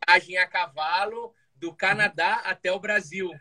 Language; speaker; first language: Portuguese; native; Portuguese